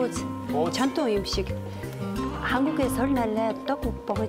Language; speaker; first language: Korean; non-native, learner; Mongolian